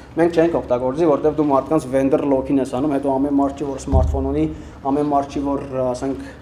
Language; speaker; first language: Armenian; early bilingual, heritage; Armenian